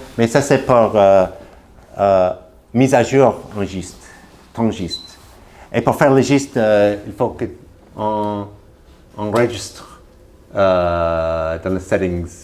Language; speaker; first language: French; non-native, learner; English